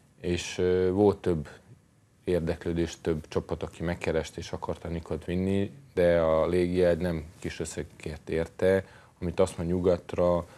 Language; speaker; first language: Hungarian; non-native, fluent; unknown